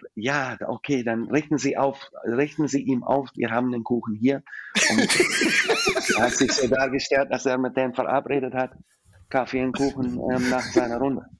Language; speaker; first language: German; non-native, fluent; English